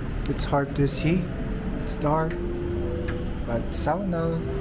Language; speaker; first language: English; non-native, learner; Japanese